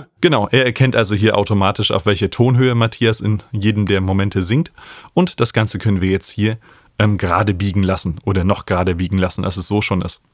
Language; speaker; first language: German; native; German